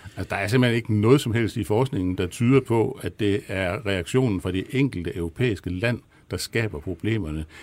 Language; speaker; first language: Danish; native; Danish